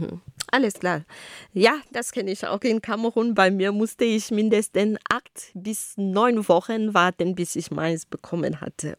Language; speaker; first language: German; non-native, fluent; Ghomala